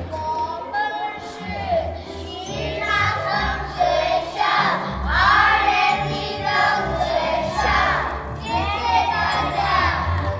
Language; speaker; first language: Chinese; non-native, learner; Mongolian